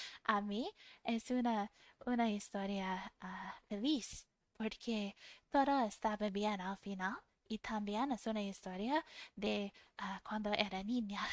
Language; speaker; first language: Spanish; non-native, fluent; English